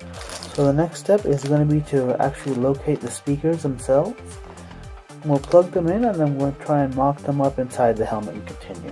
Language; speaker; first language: English; native; English